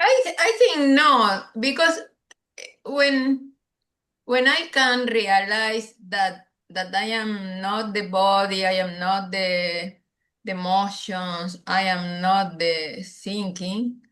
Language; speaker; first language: English; non-native, learner; Spanish